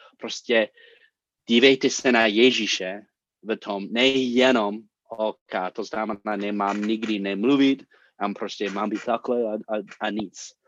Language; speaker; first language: Czech; non-native, fluent; English